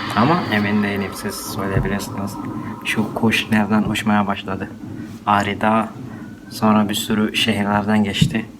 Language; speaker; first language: Turkish; non-native, fluent; Arabic